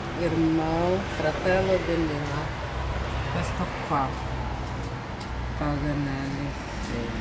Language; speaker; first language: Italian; non-native, learner; Portuguese